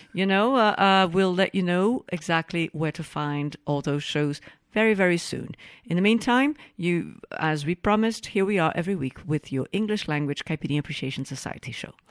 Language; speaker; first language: English; non-native, fluent; Portuguese